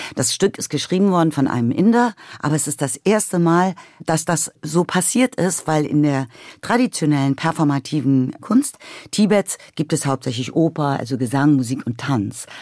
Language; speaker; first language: German; native; German